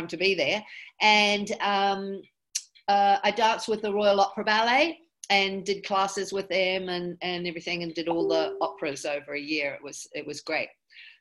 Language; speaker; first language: English; native; English